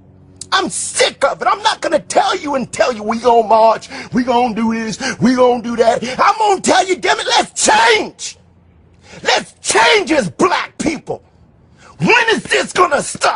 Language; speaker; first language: English; native; English